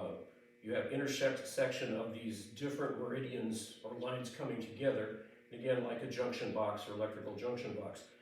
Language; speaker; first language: English; native; English